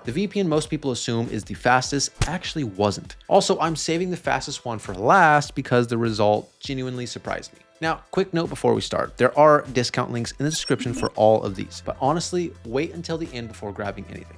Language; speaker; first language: English; native; English